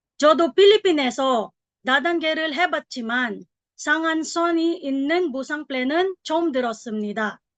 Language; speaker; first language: Korean; non-native, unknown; Filipino